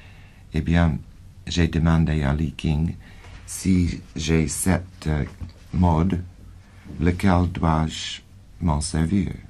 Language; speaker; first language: French; non-native, fluent; English